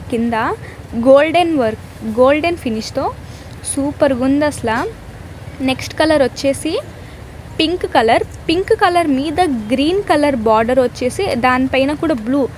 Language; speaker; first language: Telugu; non-native, local second language; Urdu